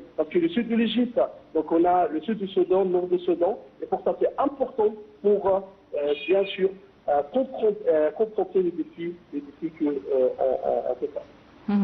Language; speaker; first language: French; non-native, fluent; Arabic